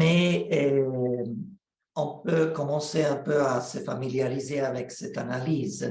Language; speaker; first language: French; non-native, fluent; Italian